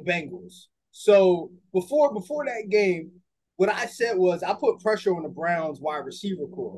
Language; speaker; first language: English; native; English